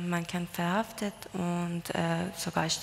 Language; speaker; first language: German; non-native, learner; Persian